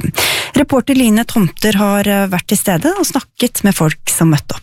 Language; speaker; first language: Norwegian; native; Norwegian